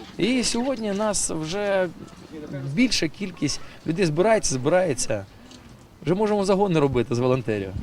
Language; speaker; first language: Ukrainian; non-native, local second language; Russian